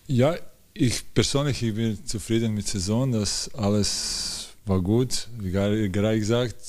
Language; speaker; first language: German; non-native, fluent; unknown